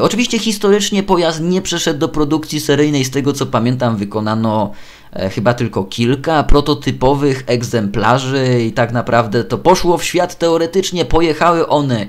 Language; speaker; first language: Polish; native; Polish